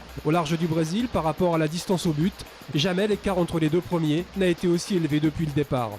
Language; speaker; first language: French; native; French